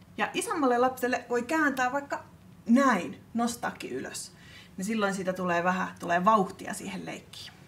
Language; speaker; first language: Finnish; native; Finnish